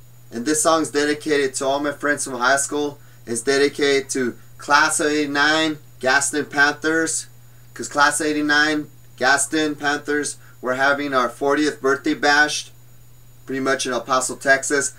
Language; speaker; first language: English; native; English